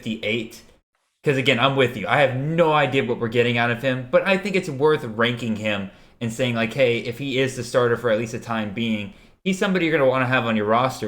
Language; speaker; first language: English; native; English